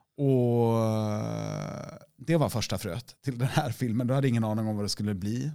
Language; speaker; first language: Swedish; native; Swedish